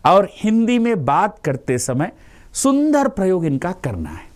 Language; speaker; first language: Hindi; non-native, local second language; Telugu